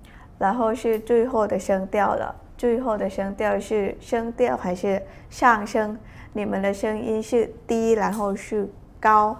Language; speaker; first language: Chinese; non-native, fluent; Thai